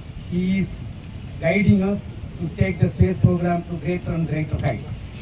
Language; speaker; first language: English; non-native, local second language; Tamil